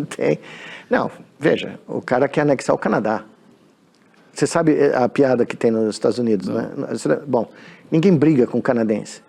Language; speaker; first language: Portuguese; native; Portuguese